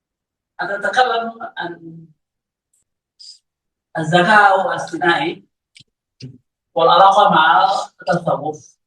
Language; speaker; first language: Arabic; non-native, learner; Malay